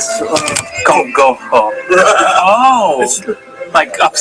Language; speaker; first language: Spanish; non-native, learner; English